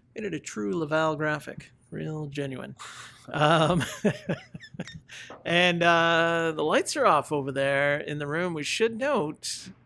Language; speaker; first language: English; native; English